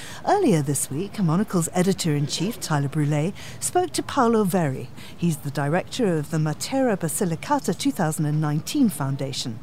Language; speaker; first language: English; native; English